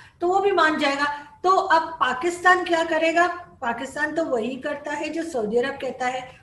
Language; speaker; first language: Urdu; native; Urdu